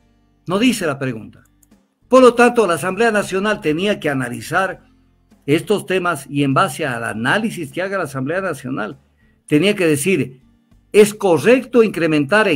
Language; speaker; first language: Spanish; native; Spanish